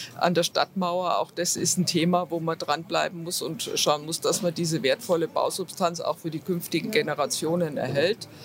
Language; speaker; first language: German; native; German